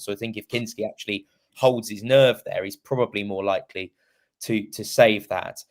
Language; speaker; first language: English; native; English